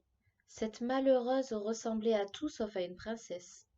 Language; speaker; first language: French; native; French